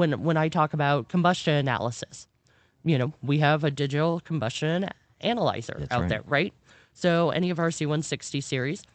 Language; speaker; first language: English; native; English